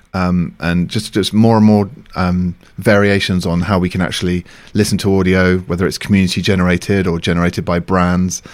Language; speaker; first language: English; native; English